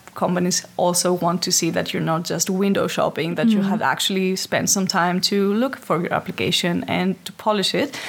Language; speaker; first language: English; non-native, fluent; Greek